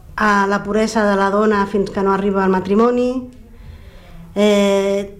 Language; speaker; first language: Catalan; non-native, local second language; Spanish